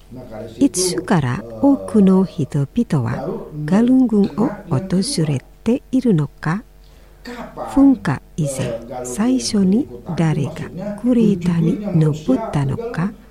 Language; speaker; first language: Japanese; non-native, fluent; Indonesian